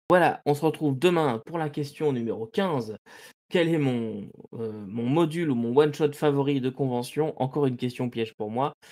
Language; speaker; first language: French; native; French